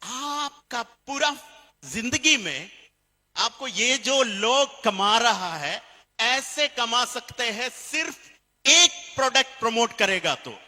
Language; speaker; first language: Hindi; non-native, fluent; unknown